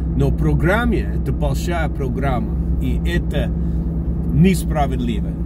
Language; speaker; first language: Russian; early bilingual, heritage; Russian